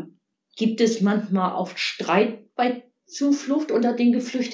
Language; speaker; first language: German; native; German